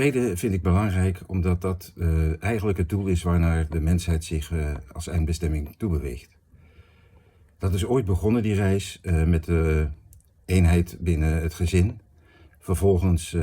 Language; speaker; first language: Dutch; native; Dutch